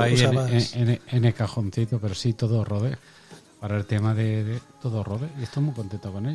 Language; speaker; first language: Spanish; native; Spanish